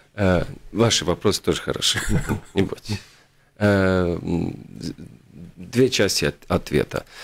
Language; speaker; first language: Russian; non-native, local second language; Latvian